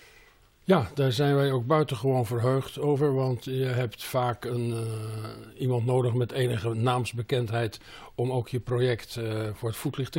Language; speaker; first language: Dutch; native; Dutch